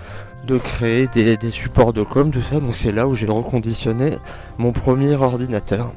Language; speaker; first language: French; native; French